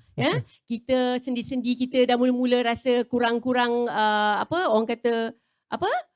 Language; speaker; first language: Malay; native; Malay